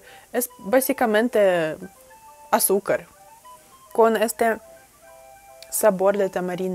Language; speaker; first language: Spanish; non-native, fluent; Russian